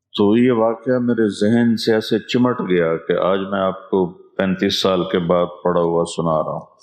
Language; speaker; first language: Urdu; non-native, local second language; Punjabi